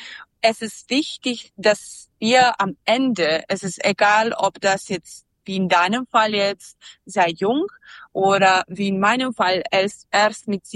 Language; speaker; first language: German; non-native, fluent; Serbian